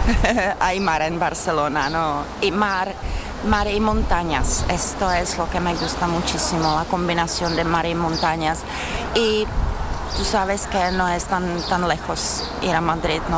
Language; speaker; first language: Spanish; non-native, fluent; Czech